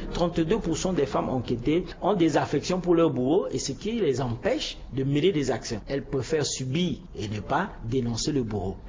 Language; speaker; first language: French; non-native, local second language; Sango